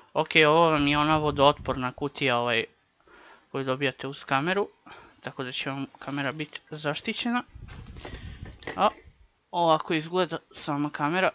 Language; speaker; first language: Croatian; native; Croatian